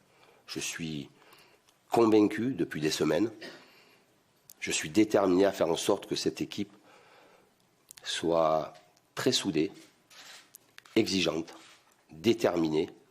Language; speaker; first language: French; native; French